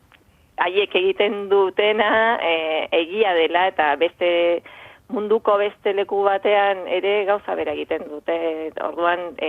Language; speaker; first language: Basque; non-native, fluent; Spanish